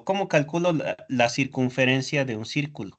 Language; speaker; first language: Spanish; native; Spanish